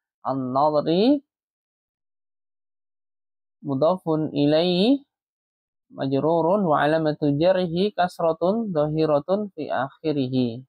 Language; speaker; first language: Arabic; non-native, fluent; Indonesian